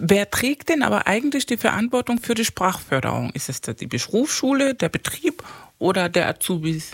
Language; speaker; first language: German; non-native, fluent; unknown